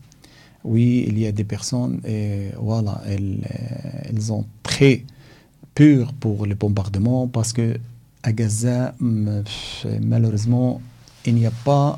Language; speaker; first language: French; non-native, learner; Arabic